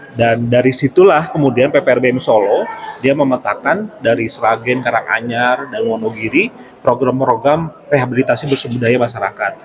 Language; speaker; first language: Indonesian; native; Indonesian